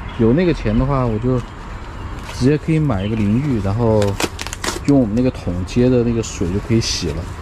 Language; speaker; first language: Chinese; native; Chinese